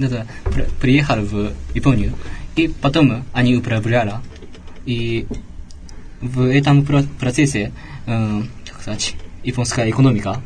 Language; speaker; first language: Russian; non-native, learner; Japanese